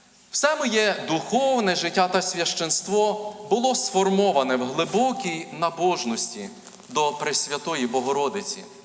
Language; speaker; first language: Ukrainian; native; Ukrainian